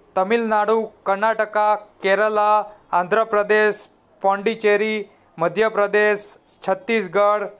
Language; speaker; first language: Hindi; non-native, local second language; Gujarati